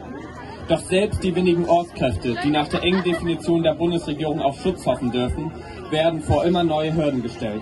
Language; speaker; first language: German; native; German